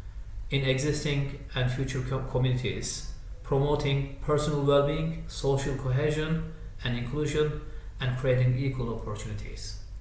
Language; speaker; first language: English; non-native, fluent; Turkish